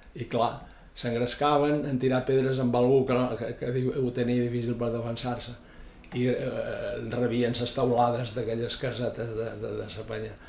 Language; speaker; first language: Catalan; native; Catalan